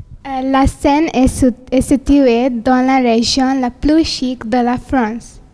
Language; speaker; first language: French; non-native, learner; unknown